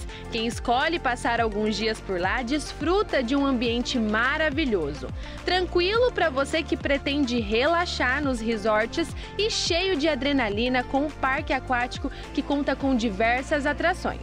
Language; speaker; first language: Portuguese; native; Portuguese